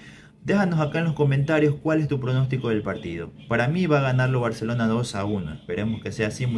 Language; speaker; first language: Spanish; native; Spanish